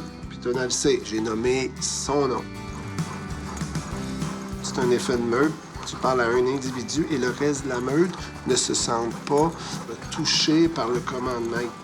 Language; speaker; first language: French; native; French